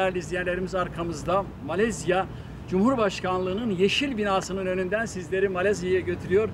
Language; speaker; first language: Turkish; native; Turkish